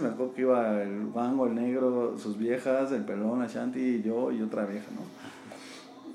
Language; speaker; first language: Spanish; native; Spanish